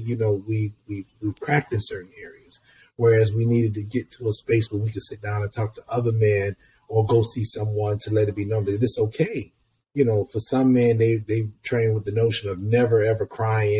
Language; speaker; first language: English; native; English